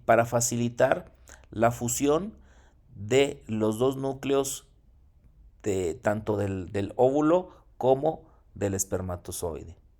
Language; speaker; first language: Spanish; native; Spanish